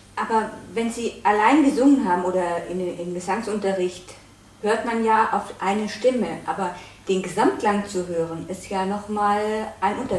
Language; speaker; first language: German; native; German